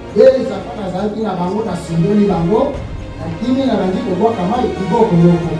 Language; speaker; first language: Lingala; native; Lingala